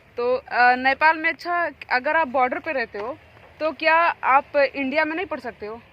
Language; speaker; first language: Hindi; native; Hindi